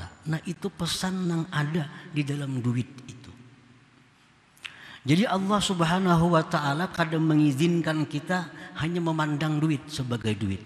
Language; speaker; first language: Indonesian; non-native, local second language; Banjar